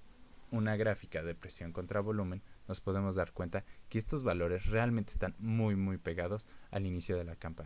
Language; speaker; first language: Spanish; native; Spanish